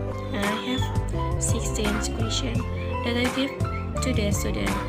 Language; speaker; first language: English; non-native, learner; Indonesian